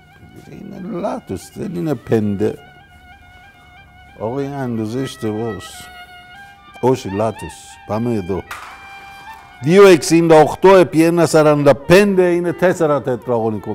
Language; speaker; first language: Greek; non-native, learner; Persian